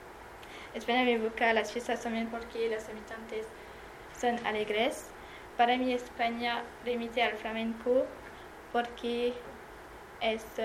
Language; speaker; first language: Spanish; non-native, learner; French